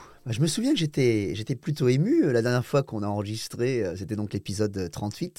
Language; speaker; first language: French; native; French